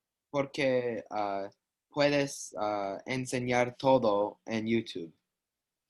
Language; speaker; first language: Spanish; non-native, learner; English